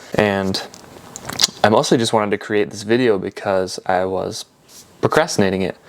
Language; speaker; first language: English; native; English